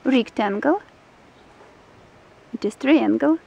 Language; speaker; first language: English; non-native, learner; Russian